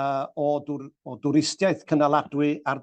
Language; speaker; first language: Welsh; native; Welsh